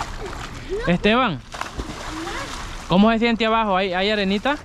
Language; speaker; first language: Spanish; native; Spanish